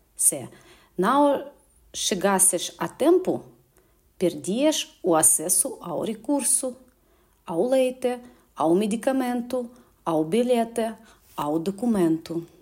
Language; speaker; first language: Portuguese; non-native, fluent; Russian